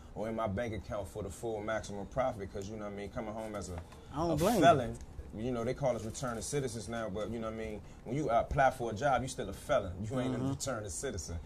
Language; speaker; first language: English; native; English